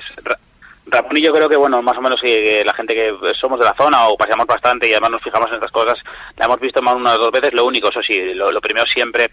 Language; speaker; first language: Spanish; native; Spanish